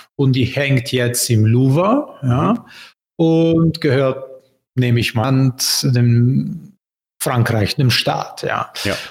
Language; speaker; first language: German; non-native, fluent; Bulgarian